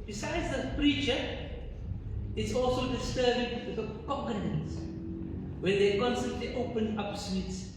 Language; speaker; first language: English; non-native, local second language; Afrikaans